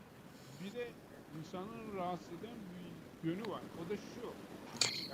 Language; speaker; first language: Turkish; native; Turkish